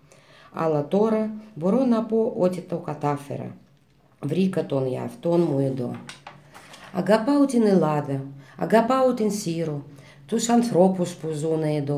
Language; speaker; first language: Greek; non-native, fluent; Russian